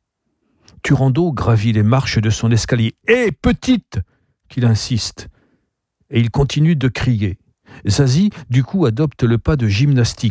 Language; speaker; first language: French; native; French